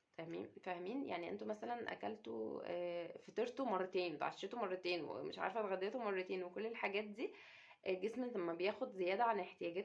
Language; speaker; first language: Arabic; native; Arabic